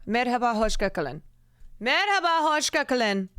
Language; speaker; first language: Turkish; non-native, learner; English